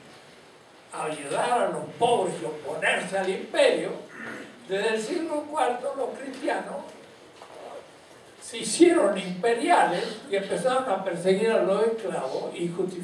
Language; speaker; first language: Spanish; native; Spanish